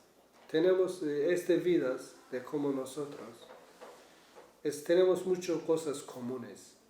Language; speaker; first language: Spanish; non-native, learner; Kurdish